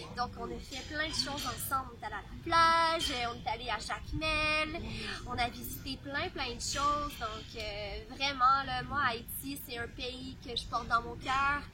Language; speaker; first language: French; native; French